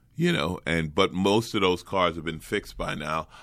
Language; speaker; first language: English; native; English